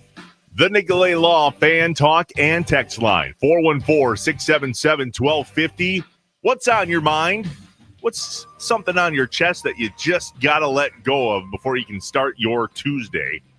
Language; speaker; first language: English; native; English